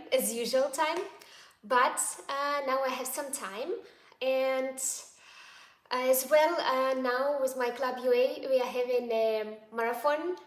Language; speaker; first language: English; non-native, fluent; Ukrainian